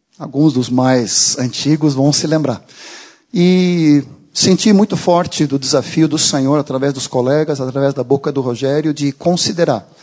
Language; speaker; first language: Portuguese; non-native, fluent; Swedish